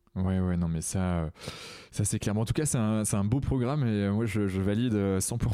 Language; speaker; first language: French; native; French